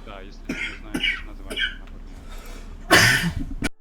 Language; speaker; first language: Russian; non-native, learner; English